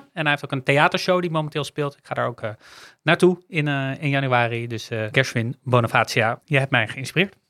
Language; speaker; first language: Dutch; native; Dutch